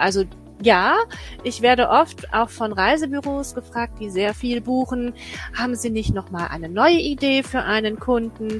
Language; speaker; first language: German; native; German